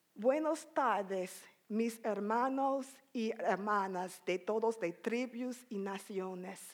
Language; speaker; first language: Spanish; non-native, learner; English